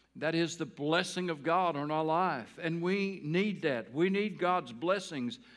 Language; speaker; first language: English; native; English